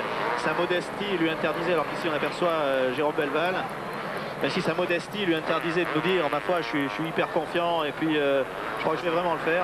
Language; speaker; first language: French; native; French